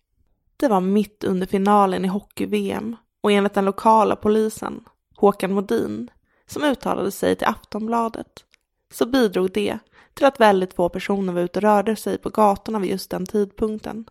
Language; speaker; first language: Swedish; native; Swedish